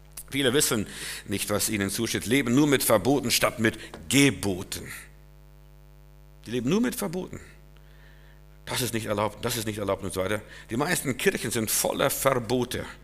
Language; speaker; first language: German; non-native, fluent; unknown